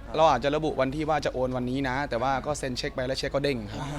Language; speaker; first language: Thai; native; Thai